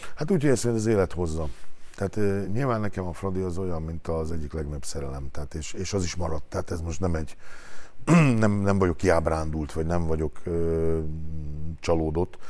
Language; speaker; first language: Hungarian; native; Hungarian